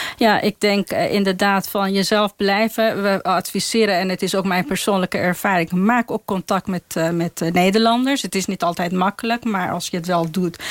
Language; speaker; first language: Dutch; non-native, fluent; Persian